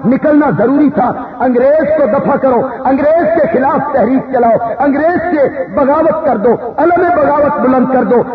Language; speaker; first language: Urdu; non-native, local second language; Punjabi